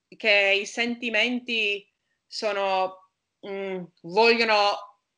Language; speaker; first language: Italian; non-native, fluent; English